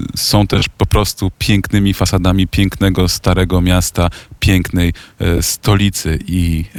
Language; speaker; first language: Polish; native; Polish